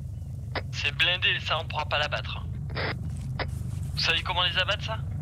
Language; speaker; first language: French; native; French